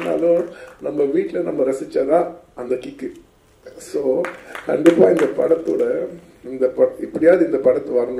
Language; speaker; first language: Tamil; non-native, local second language; Telugu